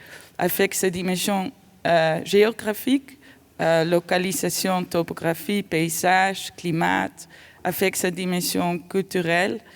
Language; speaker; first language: French; non-native, fluent; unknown